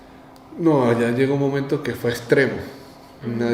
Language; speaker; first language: Spanish; native; Spanish